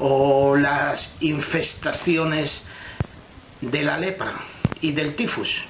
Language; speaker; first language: Spanish; native; Spanish